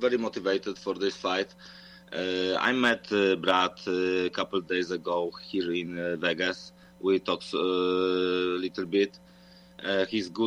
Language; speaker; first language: English; non-native, fluent; Polish